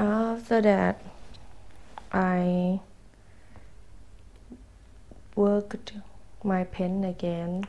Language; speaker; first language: English; non-native, learner; Thai